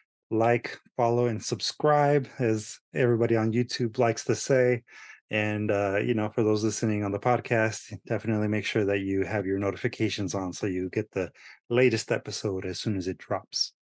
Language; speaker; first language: English; early bilingual, other home language; Spanish